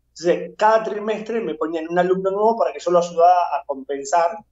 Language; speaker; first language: Spanish; native; Spanish